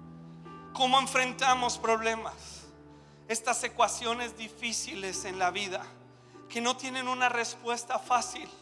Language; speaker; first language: Spanish; native; Spanish